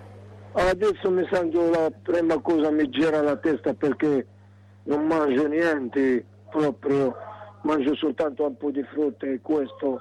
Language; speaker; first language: Italian; non-native, learner; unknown